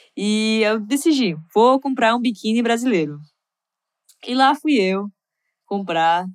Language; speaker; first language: Portuguese; non-native, fluent; English